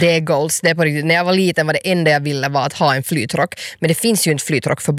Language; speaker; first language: Swedish; native; Swedish